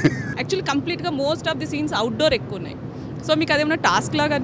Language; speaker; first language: Telugu; native; Telugu